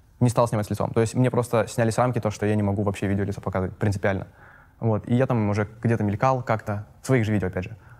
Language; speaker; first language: Russian; native; Russian